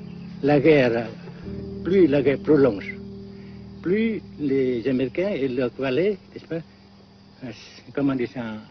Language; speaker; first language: French; non-native, local second language; Vietnamese